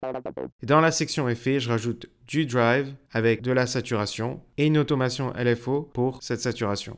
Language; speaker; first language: French; native; French